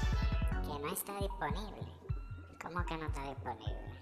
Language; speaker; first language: Spanish; native; Spanish